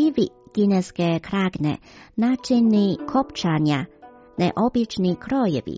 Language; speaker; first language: Croatian; non-native, fluent; Chinese